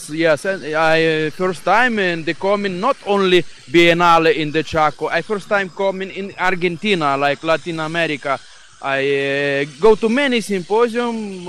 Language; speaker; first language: English; non-native, learner; Ukrainian